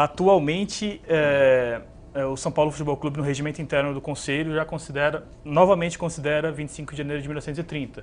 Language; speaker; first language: Portuguese; native; Portuguese